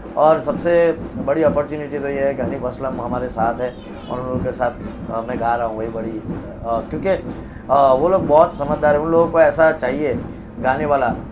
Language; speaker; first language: Hindi; non-native, local second language; Gujarati